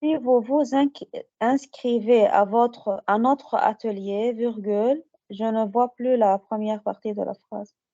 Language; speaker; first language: French; non-native, learner; Arabic